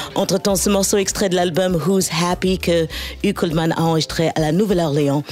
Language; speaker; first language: French; early bilingual, other home language; English